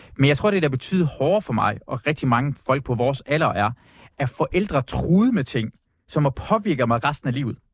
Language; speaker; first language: Danish; early bilingual, other home language; Persian